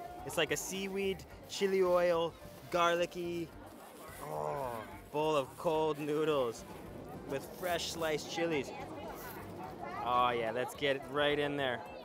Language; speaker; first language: English; native; English